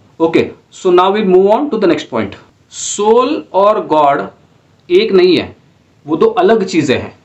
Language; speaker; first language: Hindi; non-native, local second language; Marathi